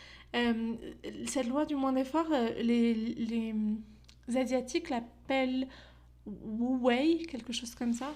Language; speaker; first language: French; native; French